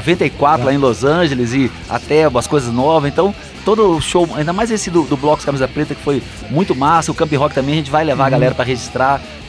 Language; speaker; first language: Portuguese; native; Portuguese